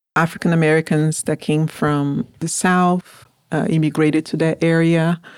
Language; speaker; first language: English; non-native, fluent; Portuguese